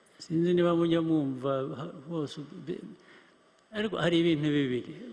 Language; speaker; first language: Kinyarwanda; early bilingual, heritage; Kinyarwanda